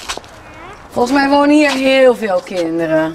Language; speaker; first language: Dutch; native; Dutch